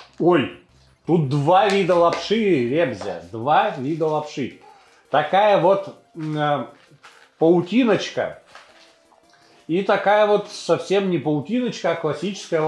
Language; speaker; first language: Russian; native; Russian